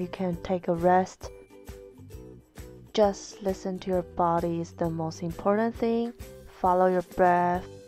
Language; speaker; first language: English; non-native, fluent; Chinese